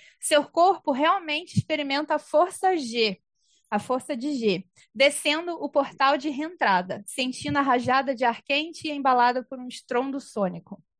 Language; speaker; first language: Portuguese; native; Portuguese